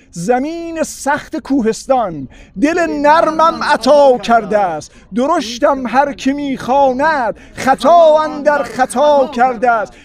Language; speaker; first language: Persian; native; Persian